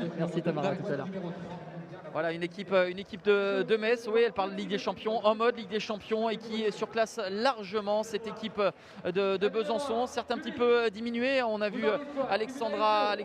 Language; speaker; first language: French; native; French